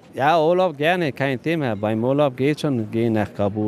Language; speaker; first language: German; non-native, learner; Persian